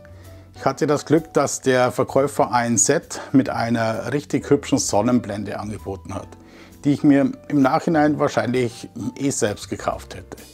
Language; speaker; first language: German; native; German